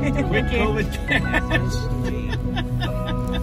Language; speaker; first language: English; native; English